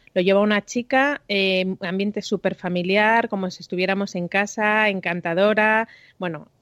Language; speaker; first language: Spanish; native; Spanish